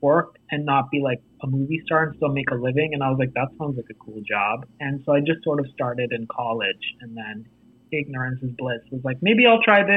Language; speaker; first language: English; non-native, local second language; Hindi